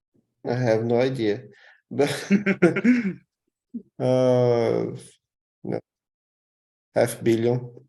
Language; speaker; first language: English; non-native, learner; Portuguese